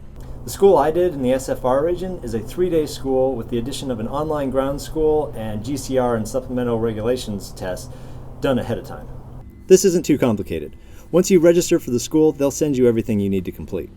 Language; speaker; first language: English; native; English